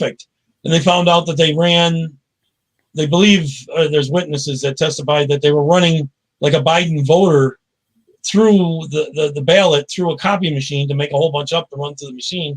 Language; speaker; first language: English; native; English